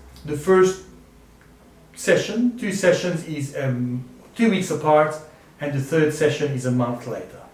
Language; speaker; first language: English; non-native, fluent; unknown